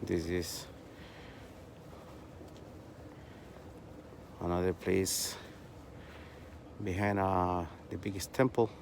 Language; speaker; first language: English; non-native, learner; Spanish